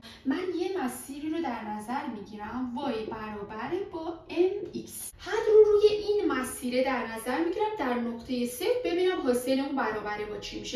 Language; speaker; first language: Persian; native; Persian